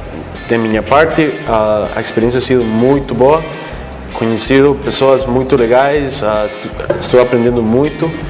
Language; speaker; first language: Portuguese; non-native, fluent; Spanish